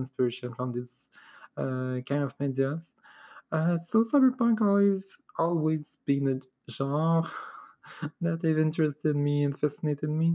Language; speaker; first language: English; non-native, fluent; French